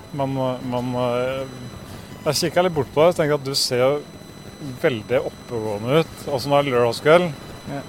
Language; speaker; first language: Norwegian; native; Norwegian